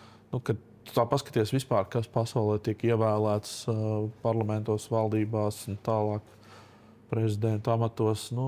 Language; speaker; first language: Latvian; native; Latvian